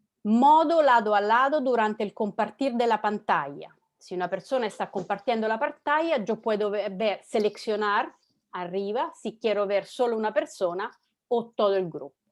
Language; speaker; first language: Spanish; non-native, fluent; Italian